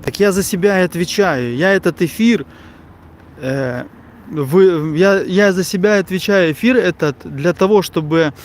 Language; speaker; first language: Russian; non-native, local second language; Ukrainian